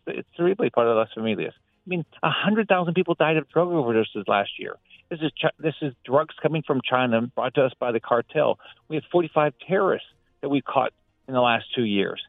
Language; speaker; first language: English; native; English